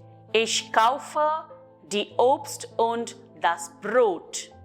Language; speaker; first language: German; non-native, fluent; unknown